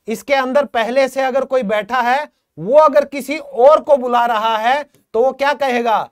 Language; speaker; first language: Hindi; native; Hindi